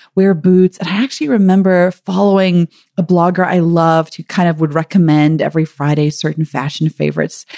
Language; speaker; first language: English; native; English